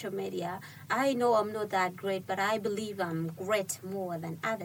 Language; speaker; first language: English; non-native, fluent; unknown